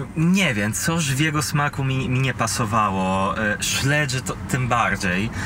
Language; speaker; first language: Polish; non-native, fluent; Italian